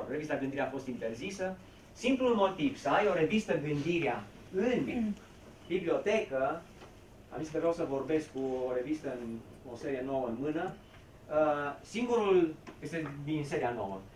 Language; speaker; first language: Romanian; native; Romanian